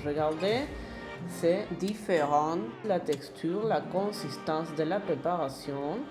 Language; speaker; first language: French; non-native, learner; Spanish